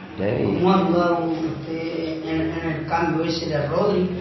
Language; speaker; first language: Spanish; native; Spanish